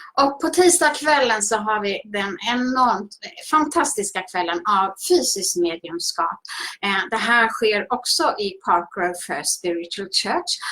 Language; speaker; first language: Swedish; native; Swedish